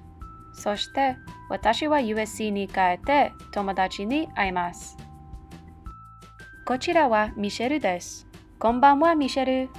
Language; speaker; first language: Japanese; non-native, learner; English